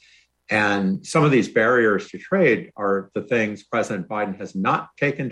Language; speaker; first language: English; native; English